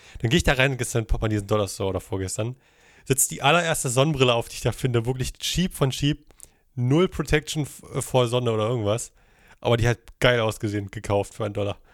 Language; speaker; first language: German; native; German